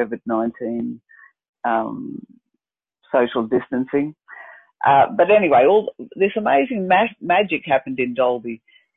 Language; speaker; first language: English; native; English